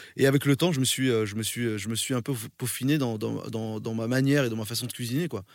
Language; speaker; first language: French; early bilingual, other home language; Arabic